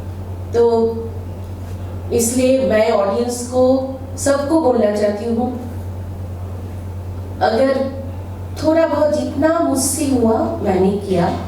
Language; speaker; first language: Hindi; non-native, local second language; Bangla